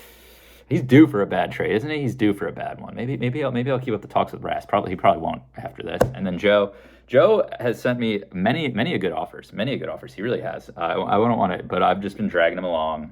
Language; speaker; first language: English; native; English